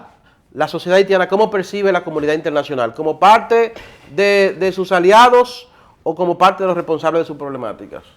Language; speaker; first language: Spanish; native; Spanish